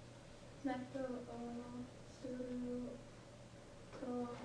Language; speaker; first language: Japanese; non-native, learner; English